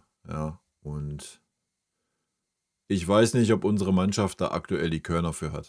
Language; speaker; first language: German; native; German